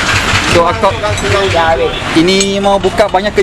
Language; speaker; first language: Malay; non-native, local second language; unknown